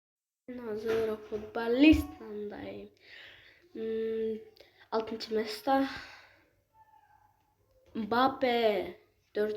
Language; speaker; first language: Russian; non-native, local second language; Kyrgyz